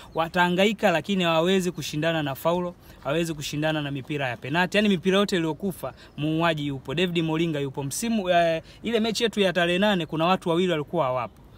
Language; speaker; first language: Swahili; native; Swahili